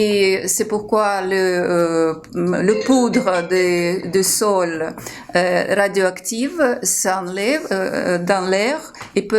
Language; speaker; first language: French; non-native, fluent; Ukrainian